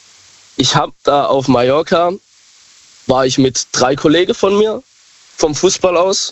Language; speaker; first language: German; native; German